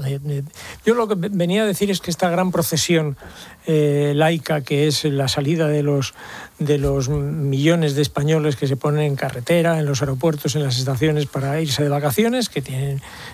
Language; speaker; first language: Spanish; native; Spanish